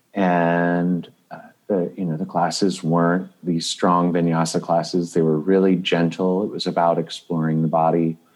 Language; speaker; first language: English; native; English